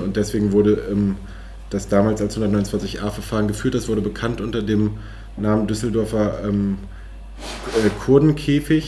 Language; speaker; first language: German; native; German